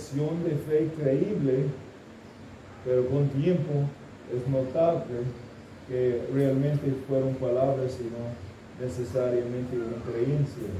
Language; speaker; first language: Spanish; non-native, fluent; English